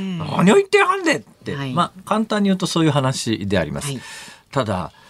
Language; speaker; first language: Japanese; native; Japanese